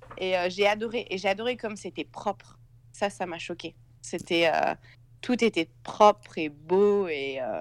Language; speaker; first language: French; native; French